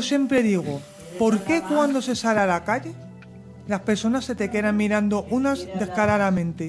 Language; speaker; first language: Spanish; native; Spanish